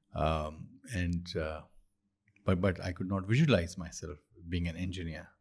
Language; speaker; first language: English; non-native, local second language; Urdu